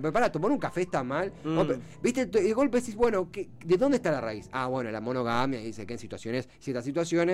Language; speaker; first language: Spanish; native; Spanish